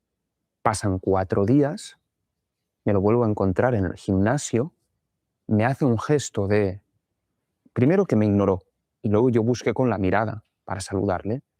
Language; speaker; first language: Spanish; native; Spanish